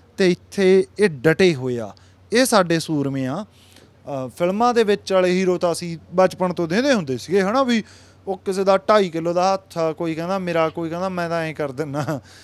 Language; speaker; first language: Punjabi; native; Punjabi